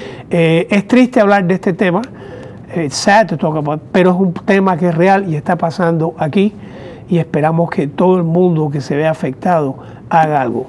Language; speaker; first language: Spanish; native; Spanish